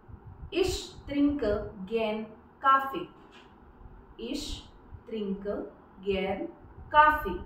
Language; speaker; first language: German; non-native, fluent; Marathi